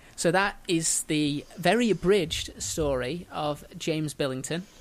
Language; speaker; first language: English; native; English